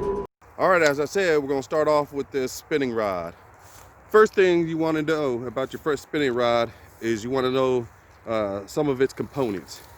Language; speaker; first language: English; native; English